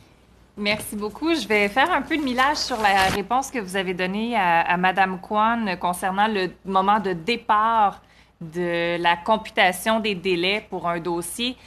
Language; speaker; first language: French; native; French